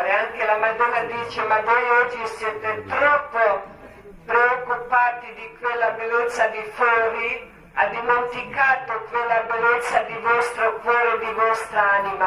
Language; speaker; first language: Italian; non-native, learner; Croatian